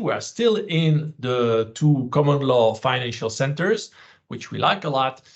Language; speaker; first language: English; non-native, fluent; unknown